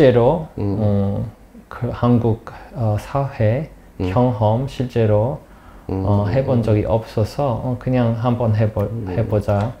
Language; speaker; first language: Korean; non-native, fluent; English